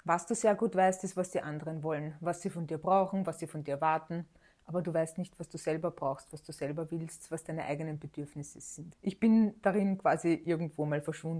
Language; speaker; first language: German; native; German